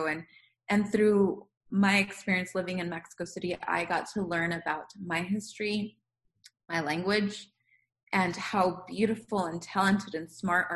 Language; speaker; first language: English; non-native, fluent; Spanish